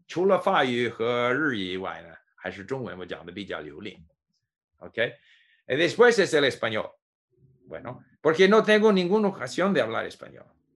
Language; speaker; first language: Spanish; non-native, fluent; English